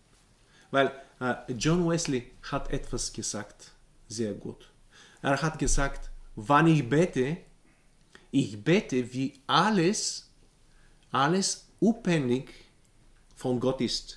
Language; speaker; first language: German; non-native, learner; Bulgarian